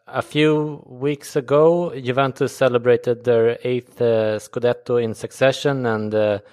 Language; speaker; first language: English; non-native, fluent; Swedish